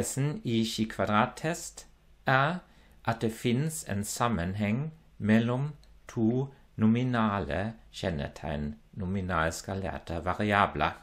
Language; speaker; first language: Norwegian; non-native, fluent; German